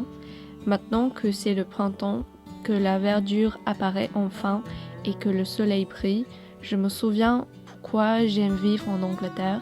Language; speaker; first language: French; non-native, fluent; English